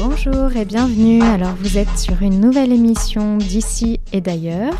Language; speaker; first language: French; native; French